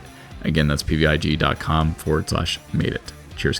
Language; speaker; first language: English; native; English